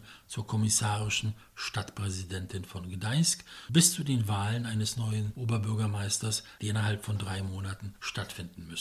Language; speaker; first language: German; non-native, fluent; Polish